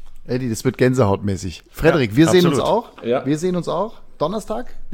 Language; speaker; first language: German; native; German